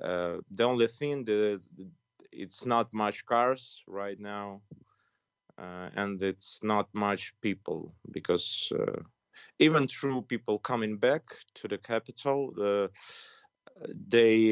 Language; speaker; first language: English; non-native, fluent; Ukrainian